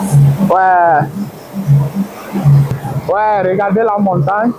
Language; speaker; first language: French; non-native, fluent; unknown